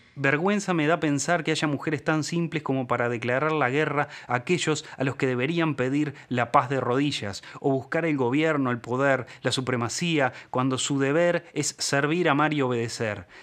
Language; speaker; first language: Spanish; native; Spanish